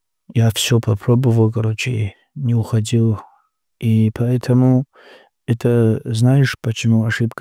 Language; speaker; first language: Russian; non-native, local second language; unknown